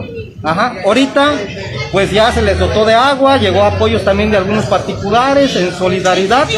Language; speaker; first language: Spanish; native; Spanish